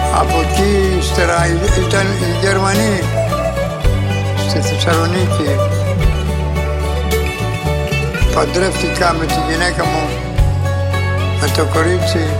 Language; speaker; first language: Greek; non-native, local second language; Ladino